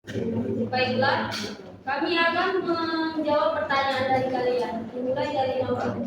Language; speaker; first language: Indonesian; native; Indonesian